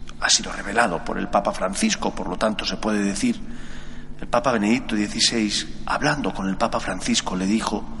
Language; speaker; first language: Spanish; native; Spanish